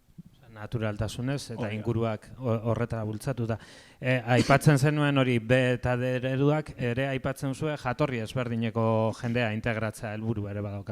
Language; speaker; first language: Basque; native; Basque